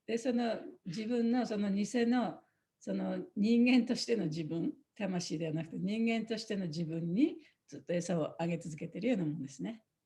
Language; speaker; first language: Japanese; native; Japanese